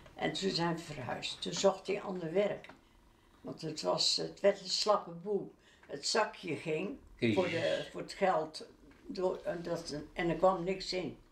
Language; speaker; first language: Dutch; non-native, local second language; Western Frisian